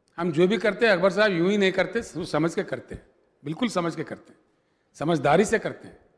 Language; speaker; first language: Hindi; non-native, local second language; Telugu